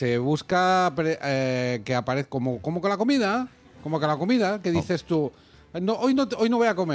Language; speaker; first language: Spanish; native; Spanish